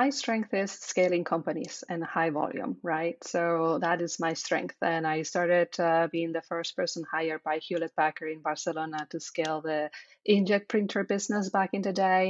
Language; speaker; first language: English; non-native, fluent; Spanish